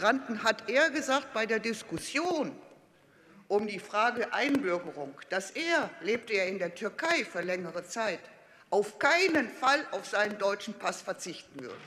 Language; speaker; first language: German; native; German